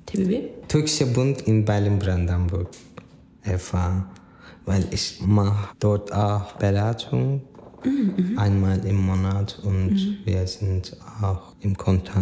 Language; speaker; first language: German; non-native, learner; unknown